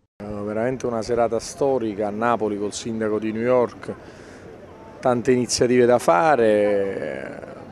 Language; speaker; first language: Italian; native; Italian